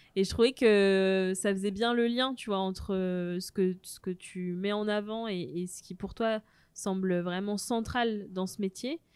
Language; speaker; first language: French; native; French